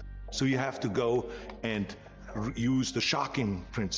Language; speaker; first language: English; non-native, fluent; German